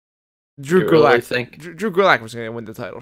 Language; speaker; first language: English; native; English